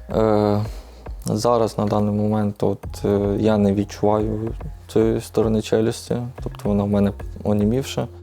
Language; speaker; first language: Ukrainian; native; Ukrainian